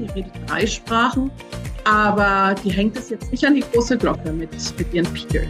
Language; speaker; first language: German; native; German